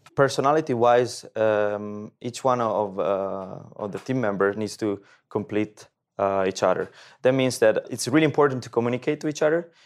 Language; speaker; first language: English; non-native, fluent; Italian